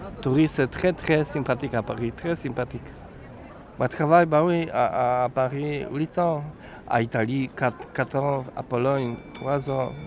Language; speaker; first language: French; non-native, learner; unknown